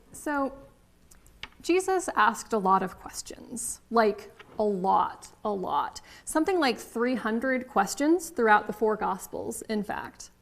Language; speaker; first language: English; native; English